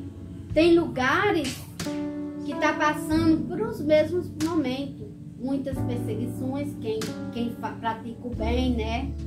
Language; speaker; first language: Portuguese; native; Portuguese